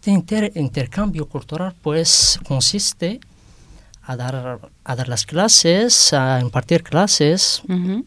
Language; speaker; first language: Spanish; non-native, fluent; Arabic